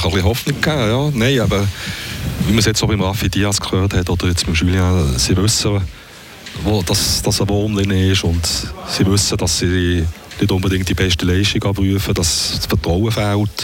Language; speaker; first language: German; native; German